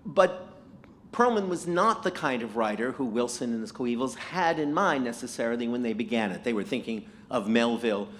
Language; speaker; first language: English; native; English